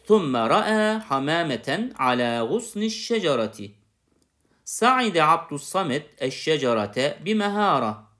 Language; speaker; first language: Arabic; non-native, fluent; Turkish